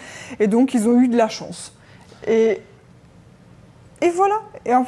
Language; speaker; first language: French; native; French